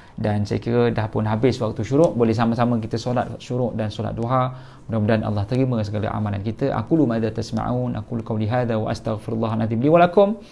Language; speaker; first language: Malay; native; Malay